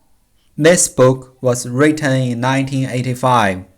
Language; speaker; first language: English; non-native, learner; Chinese